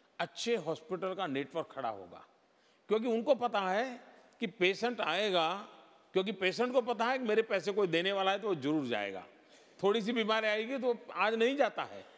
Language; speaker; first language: Hindi; non-native, local second language; Gujarati